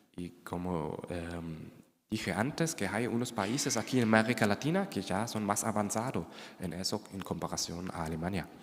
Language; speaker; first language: Spanish; non-native, fluent; German